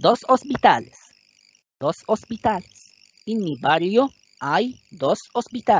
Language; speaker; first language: Spanish; non-native, fluent; Arabic